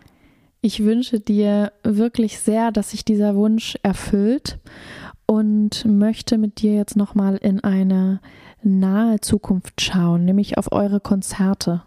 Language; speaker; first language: German; native; German